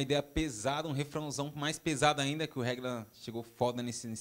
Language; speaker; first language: Portuguese; native; Portuguese